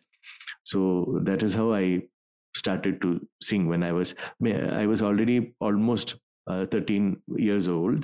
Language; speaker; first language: English; non-native, local second language; Malayalam